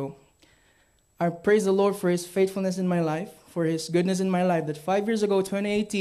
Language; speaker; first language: English; non-native, local second language; Filipino